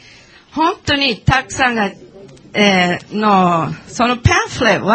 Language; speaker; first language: Japanese; non-native, learner; Portuguese